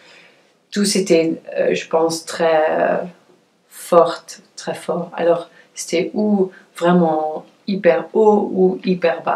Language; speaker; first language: French; non-native, fluent; Dutch